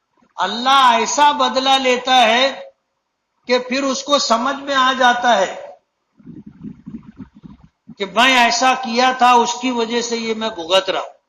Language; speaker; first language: Urdu; native; Urdu